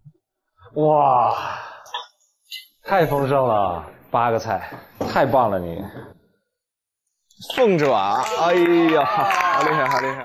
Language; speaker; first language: Chinese; native; Chinese